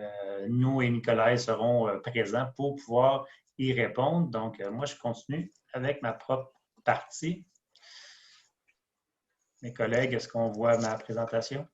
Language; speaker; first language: French; native; French